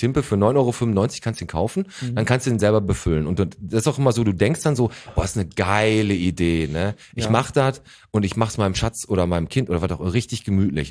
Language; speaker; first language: German; native; German